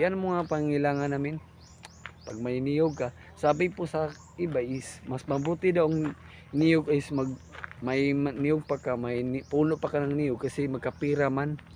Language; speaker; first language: Filipino; non-native, local second language; Cebuano